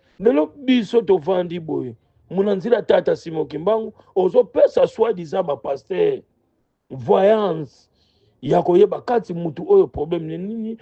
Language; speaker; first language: Lingala; non-native, local second language; Kongo